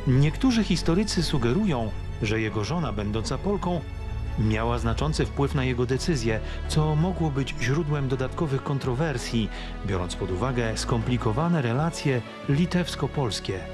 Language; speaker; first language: Polish; native; Polish